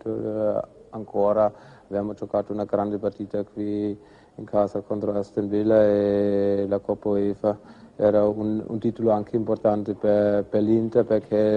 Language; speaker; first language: Italian; non-native, fluent; German